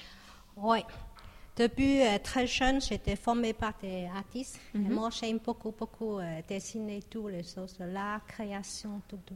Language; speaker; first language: French; non-native, learner; Chinese